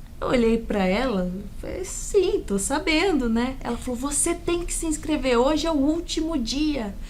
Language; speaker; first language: Portuguese; native; Portuguese